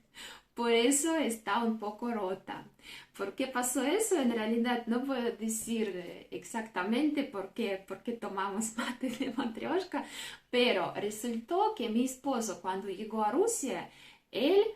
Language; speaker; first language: Spanish; non-native, fluent; Russian